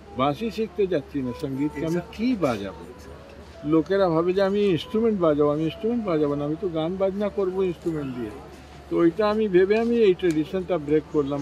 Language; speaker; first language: Bangla; non-native, fluent; Hindi